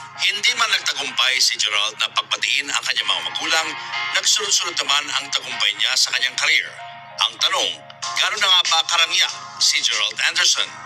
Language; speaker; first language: Filipino; native; Filipino